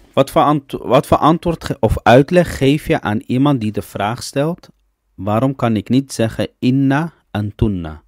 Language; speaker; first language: Dutch; early bilingual, other home language; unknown